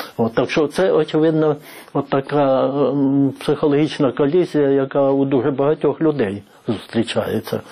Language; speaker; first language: Ukrainian; native; Ukrainian